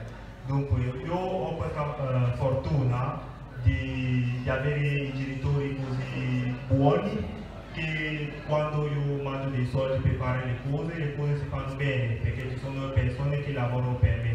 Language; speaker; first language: Italian; non-native, fluent; French